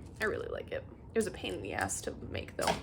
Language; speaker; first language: English; native; English